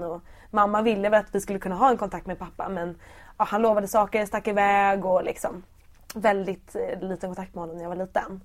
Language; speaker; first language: Swedish; native; Swedish